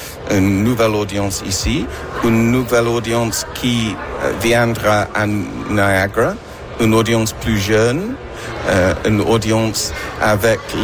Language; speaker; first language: French; non-native, learner; English